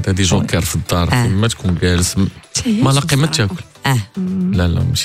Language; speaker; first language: Arabic; native; Arabic